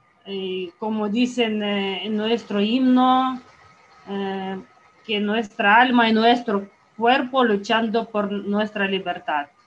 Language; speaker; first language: Spanish; non-native, fluent; Ukrainian